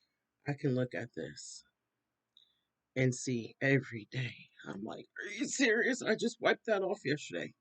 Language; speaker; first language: English; native; English